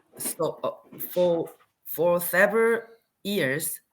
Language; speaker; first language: English; non-native, learner; Korean